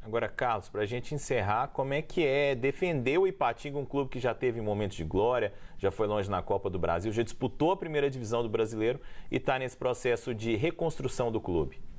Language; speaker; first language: Portuguese; native; Portuguese